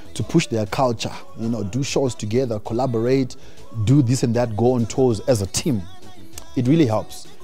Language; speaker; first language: English; non-native, local second language; Shona